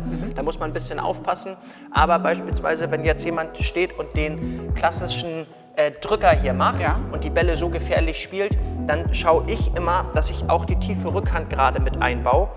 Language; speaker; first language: German; native; German